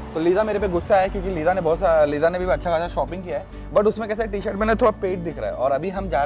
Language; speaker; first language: Hindi; native; Hindi